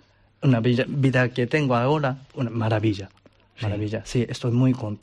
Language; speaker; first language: Spanish; non-native, learner; Japanese